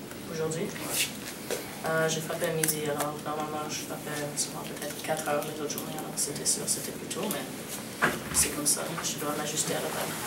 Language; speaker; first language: French; non-native, local second language; English